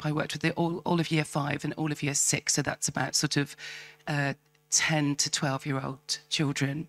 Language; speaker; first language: English; native; English